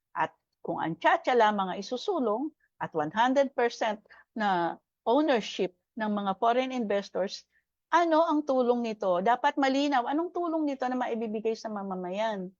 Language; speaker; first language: Filipino; native; Filipino